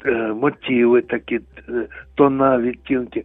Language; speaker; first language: Ukrainian; non-native, local second language; Russian